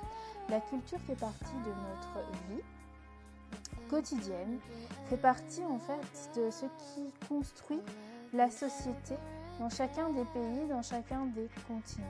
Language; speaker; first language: French; native; French